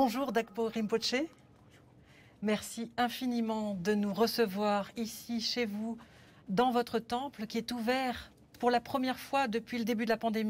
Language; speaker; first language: French; native; French